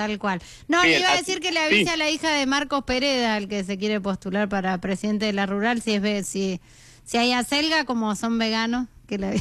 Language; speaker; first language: Spanish; native; Spanish